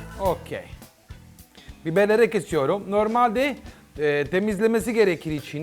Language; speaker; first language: Turkish; non-native, learner; Italian